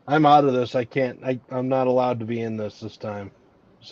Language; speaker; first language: English; native; English